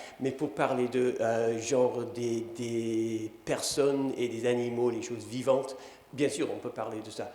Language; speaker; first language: French; non-native, fluent; English